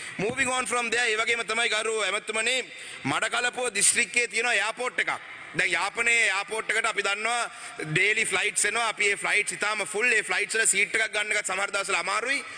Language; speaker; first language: Sinhala; non-native, local second language; Tamil